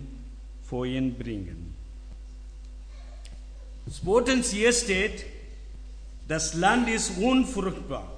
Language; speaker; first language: German; non-native, learner; Tamil